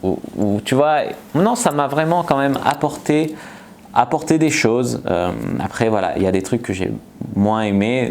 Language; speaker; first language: French; native; French